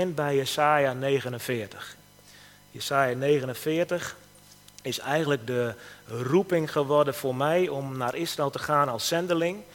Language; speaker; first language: Dutch; native; Dutch